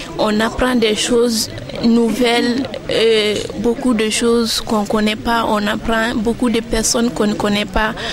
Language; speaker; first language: French; non-native, local second language; Bambara